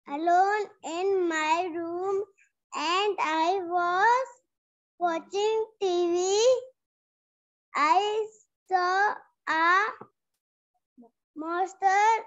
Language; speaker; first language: English; non-native, learner; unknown